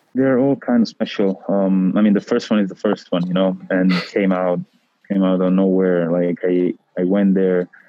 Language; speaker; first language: English; non-native, fluent; Italian